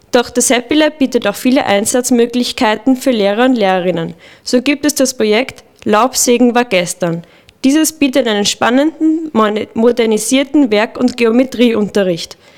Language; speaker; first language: German; native; German